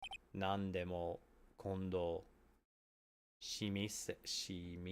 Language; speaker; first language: Japanese; non-native, learner; English